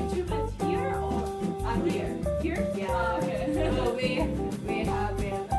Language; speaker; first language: English; non-native, fluent; Spanish